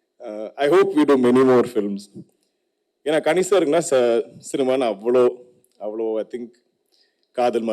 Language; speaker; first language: Tamil; non-native, local second language; Malayalam